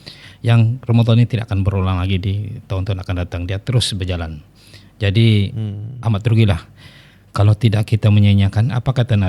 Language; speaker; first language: Malay; native; Malay